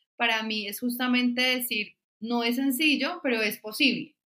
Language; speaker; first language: Spanish; native; Spanish